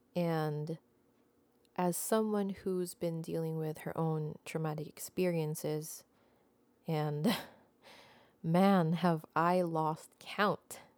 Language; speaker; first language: English; non-native, local second language; Filipino